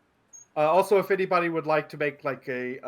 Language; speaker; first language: English; native; English